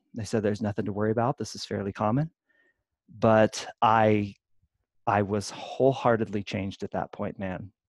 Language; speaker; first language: English; native; English